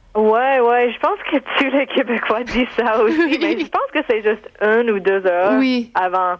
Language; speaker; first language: French; non-native, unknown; English